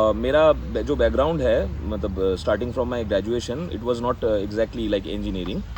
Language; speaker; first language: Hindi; non-native, local second language; Bangla